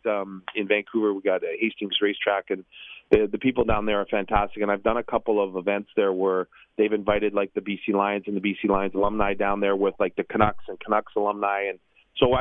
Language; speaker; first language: English; native; English